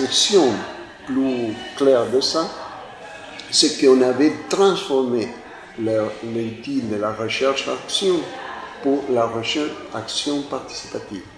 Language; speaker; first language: French; non-native, fluent; Spanish